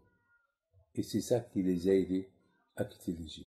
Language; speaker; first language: French; non-native, local second language; Arabic